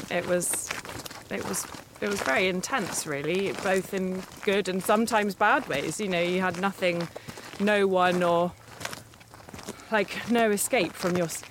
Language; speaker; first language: English; native; English